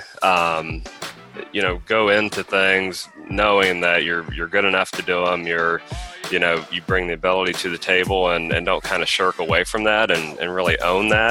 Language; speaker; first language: English; native; English